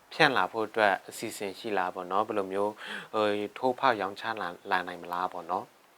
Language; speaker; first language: Burmese; non-native, local second language; Shan